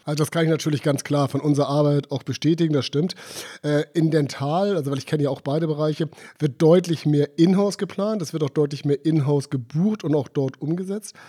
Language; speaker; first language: German; native; German